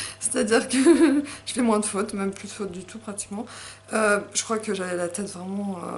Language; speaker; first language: French; native; French